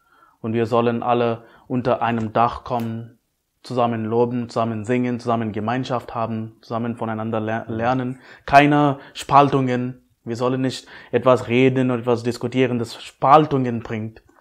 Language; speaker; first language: German; non-native, fluent; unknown